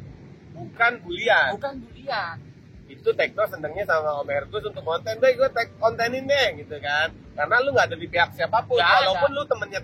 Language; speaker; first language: Indonesian; native; Indonesian